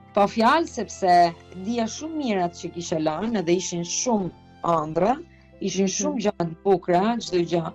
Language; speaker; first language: Albanian; native; Albanian